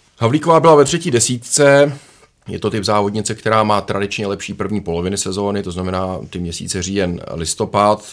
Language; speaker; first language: Czech; native; Czech